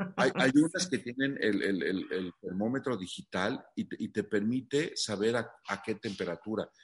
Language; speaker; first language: Spanish; native; Spanish